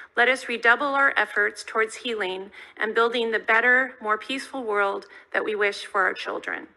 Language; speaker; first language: English; native; English